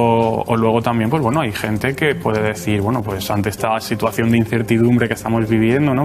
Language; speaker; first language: Spanish; native; Spanish